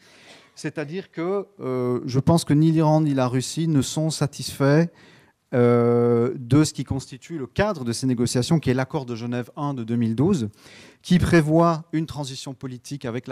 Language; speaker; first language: French; native; French